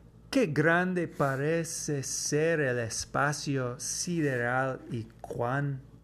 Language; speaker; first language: Spanish; non-native, fluent; English